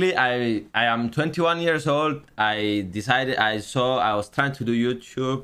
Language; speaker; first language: English; non-native, learner; Greek